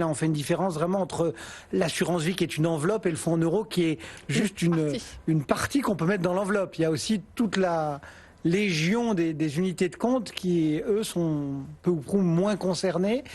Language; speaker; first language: French; native; French